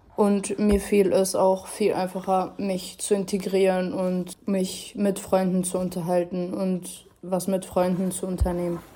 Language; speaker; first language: German; early bilingual, other home language; Arabic